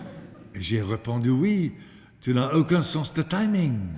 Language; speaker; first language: French; non-native, fluent; English